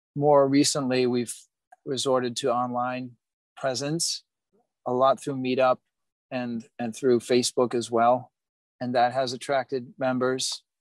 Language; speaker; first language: English; native; English